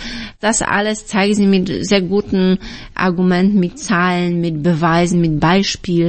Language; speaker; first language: German; non-native, fluent; Polish